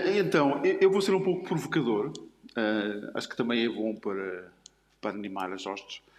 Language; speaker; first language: Portuguese; native; Portuguese